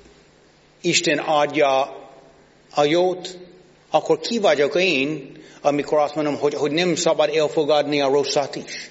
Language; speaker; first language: Hungarian; non-native, fluent; English